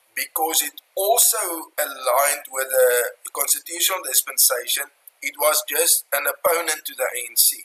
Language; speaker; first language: English; non-native, local second language; Afrikaans